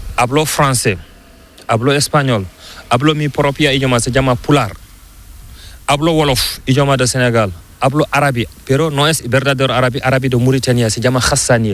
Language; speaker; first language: Spanish; non-native, learner; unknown